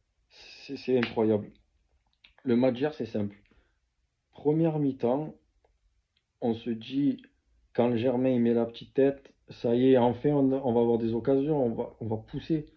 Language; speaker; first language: French; native; French